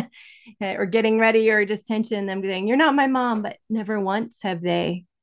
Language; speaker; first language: English; native; English